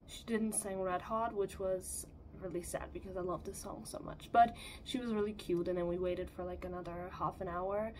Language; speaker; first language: English; non-native, fluent; German